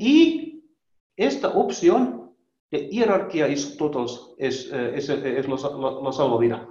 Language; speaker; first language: Spanish; non-native, learner; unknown